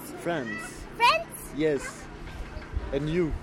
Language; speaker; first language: English; non-native, learner; French